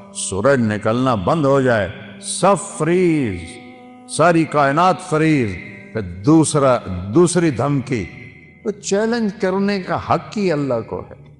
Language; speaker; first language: Urdu; non-native, local second language; Punjabi